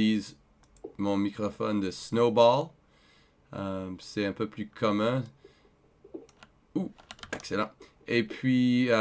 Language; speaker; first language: French; non-native, learner; English